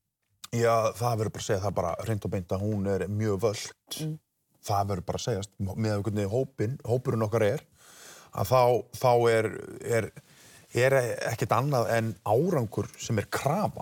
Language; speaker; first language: Icelandic; native; Icelandic